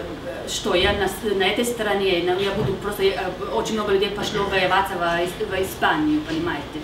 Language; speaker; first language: Russian; non-native, fluent; Slovenian